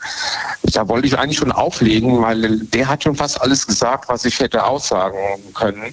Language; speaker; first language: German; native; German